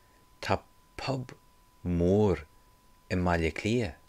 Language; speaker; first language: Irish; non-native, local second language; English